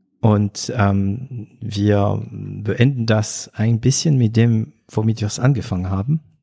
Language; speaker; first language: German; non-native, fluent; French